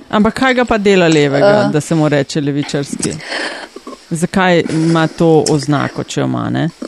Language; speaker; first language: Slovenian; native; Slovenian